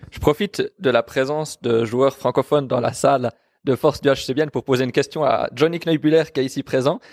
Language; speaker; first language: French; native; French